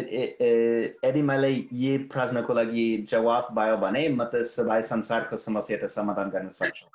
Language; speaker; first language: Nepali; non-native, fluent; English